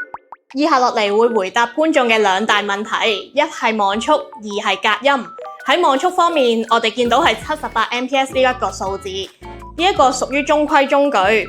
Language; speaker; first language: Cantonese; native; Cantonese